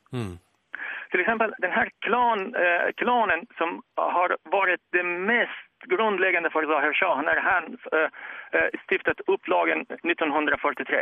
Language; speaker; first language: Swedish; non-native, fluent; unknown